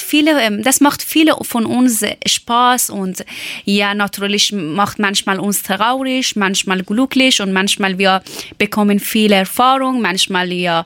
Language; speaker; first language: German; non-native, learner; Persian